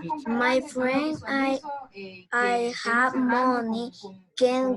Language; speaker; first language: English; non-native, learner; Spanish